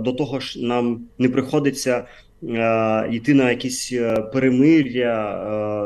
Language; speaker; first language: Ukrainian; non-native, fluent; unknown